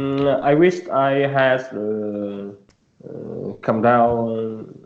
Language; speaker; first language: English; non-native, learner; Vietnamese